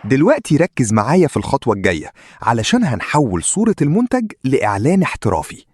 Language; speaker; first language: Arabic; native; Arabic